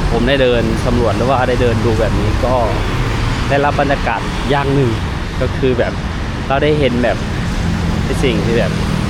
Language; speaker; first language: Thai; non-native, fluent; Lao